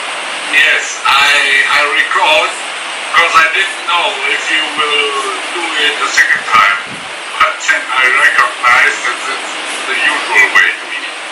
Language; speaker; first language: English; non-native, fluent; German